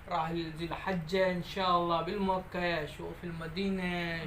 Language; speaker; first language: Arabic; non-native, learner; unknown